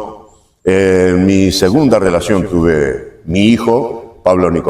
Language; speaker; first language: Spanish; native; Spanish